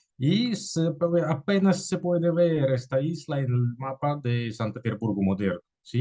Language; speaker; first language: Spanish; non-native, fluent; Russian